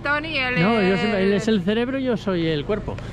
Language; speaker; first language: Spanish; native; Spanish